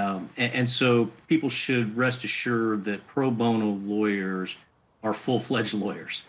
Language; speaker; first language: English; native; English